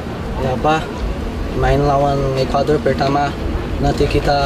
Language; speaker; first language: Indonesian; early bilingual, heritage; Portuguese